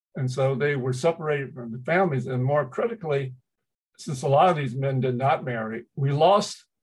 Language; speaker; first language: English; early bilingual, other home language; Chinese